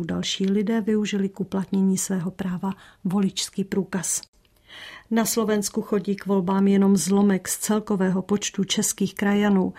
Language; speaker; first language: Czech; native; Czech